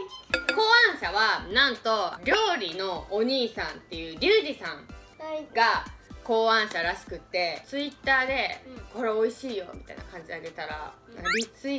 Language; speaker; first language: Japanese; native; Japanese